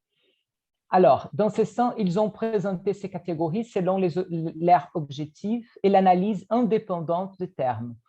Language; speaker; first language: French; non-native, fluent; Portuguese